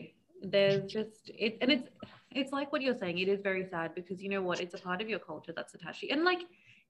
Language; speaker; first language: English; native; English